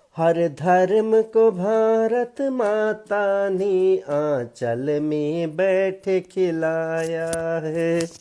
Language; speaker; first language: Hindi; native; Hindi